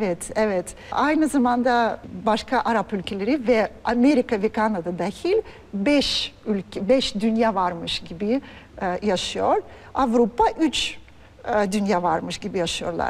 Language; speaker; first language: Turkish; non-native, fluent; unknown